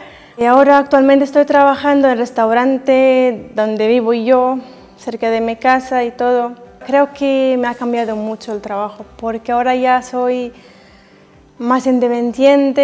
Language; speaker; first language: Spanish; non-native, fluent; Arabic